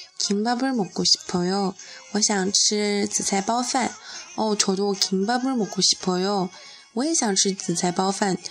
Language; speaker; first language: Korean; non-native, fluent; Chinese